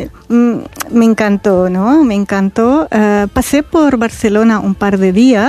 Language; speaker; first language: Spanish; non-native, fluent; Arabic